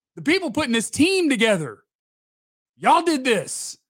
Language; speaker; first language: English; native; English